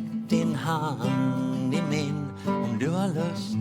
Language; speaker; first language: Swedish; native; Swedish